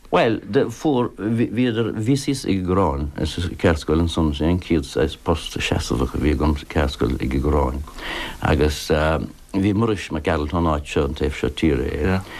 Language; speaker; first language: Irish; non-native, local second language; English